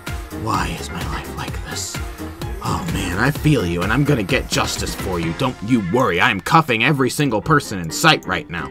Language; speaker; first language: English; native; English